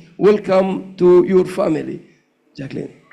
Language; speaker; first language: English; non-native, learner; Arabic